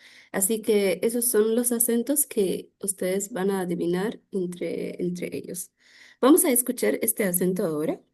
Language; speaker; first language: Spanish; non-native, fluent; Arabic